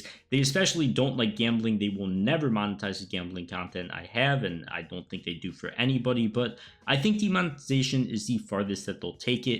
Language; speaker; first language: English; native; English